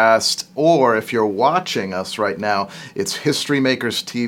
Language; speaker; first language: English; native; English